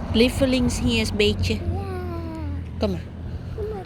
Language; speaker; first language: Dutch; non-native, learner; Thai